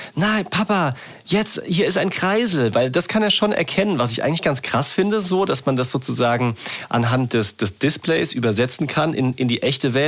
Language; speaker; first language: German; native; German